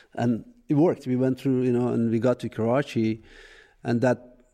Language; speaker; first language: English; non-native, fluent; Persian